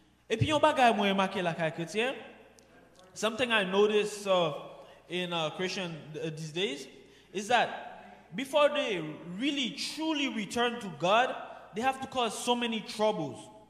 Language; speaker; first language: English; non-native, fluent; Haitian Creole